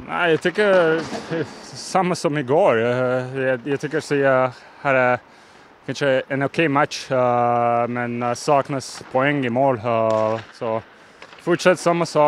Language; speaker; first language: Swedish; non-native, learner; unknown